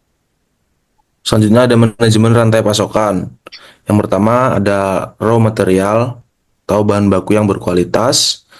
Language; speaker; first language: Indonesian; native; Indonesian